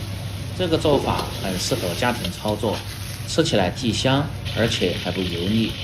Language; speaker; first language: Chinese; native; Chinese